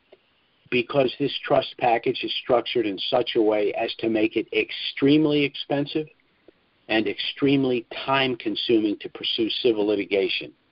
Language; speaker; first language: English; native; English